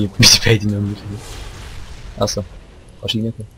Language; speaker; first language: German; native; German